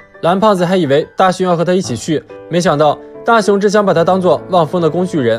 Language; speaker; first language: Chinese; native; Chinese